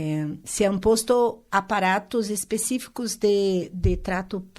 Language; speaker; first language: Spanish; non-native, fluent; Portuguese